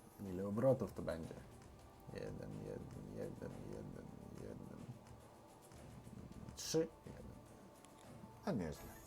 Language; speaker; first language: Polish; non-native, learner; Russian